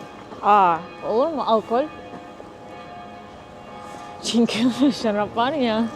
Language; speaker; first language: Turkish; non-native, learner; Russian